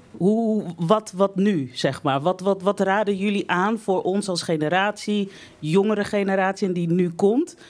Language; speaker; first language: Dutch; early bilingual, other home language; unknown